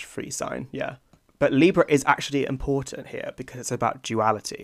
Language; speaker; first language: English; native; English